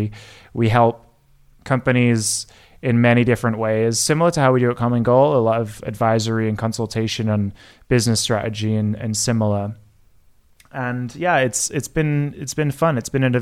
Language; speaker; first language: English; native; English